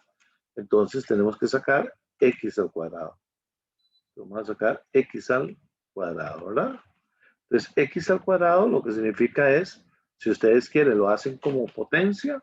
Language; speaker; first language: Spanish; native; Spanish